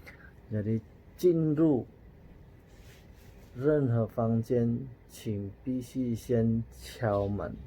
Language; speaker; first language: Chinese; non-native, fluent; Indonesian